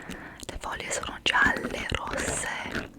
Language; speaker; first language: Italian; non-native, fluent; English